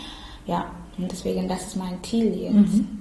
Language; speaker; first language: German; non-native, learner; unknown